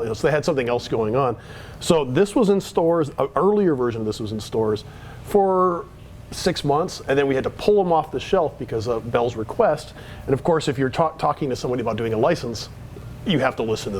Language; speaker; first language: English; native; English